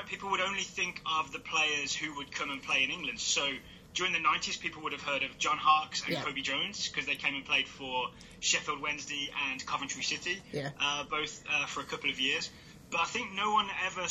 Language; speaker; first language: English; native; English